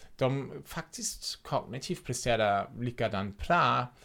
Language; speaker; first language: Swedish; non-native, fluent; German